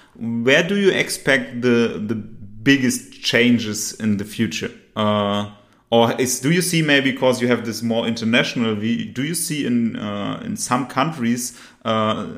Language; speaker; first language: English; non-native, fluent; German